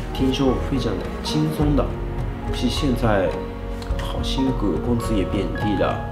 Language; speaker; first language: Chinese; non-native, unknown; Japanese